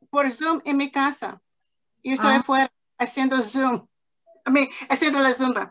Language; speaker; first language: Spanish; early bilingual, heritage; English